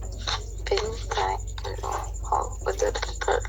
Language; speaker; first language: English; non-native, learner; French